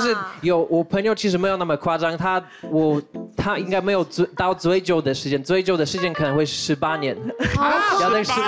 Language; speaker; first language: Chinese; non-native, fluent; Polish